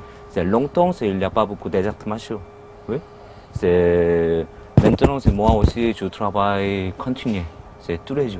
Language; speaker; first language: French; non-native, learner; Korean